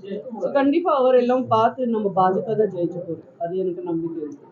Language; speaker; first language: Tamil; non-native, learner; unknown